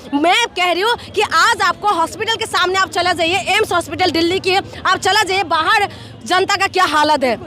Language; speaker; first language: Hindi; non-native, local second language; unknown